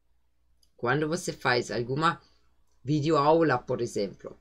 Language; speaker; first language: Portuguese; non-native, fluent; German